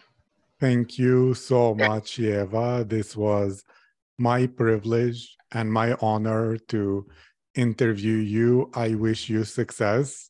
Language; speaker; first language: English; non-native, fluent; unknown